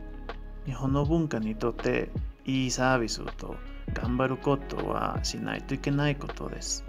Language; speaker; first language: Japanese; non-native, learner; Spanish